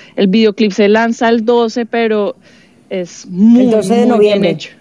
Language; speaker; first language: Spanish; native; Spanish